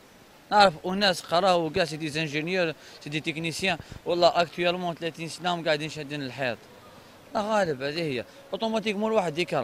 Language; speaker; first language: Arabic; native; Arabic